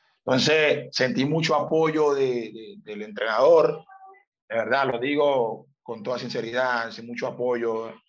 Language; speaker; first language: Spanish; native; Spanish